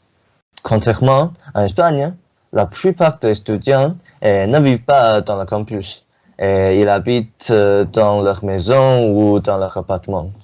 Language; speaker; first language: French; non-native, learner; Chinese